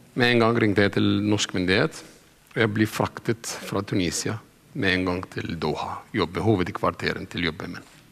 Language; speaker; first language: Norwegian; non-native, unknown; Arabic